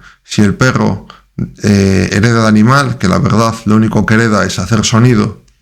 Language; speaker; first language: Spanish; native; Spanish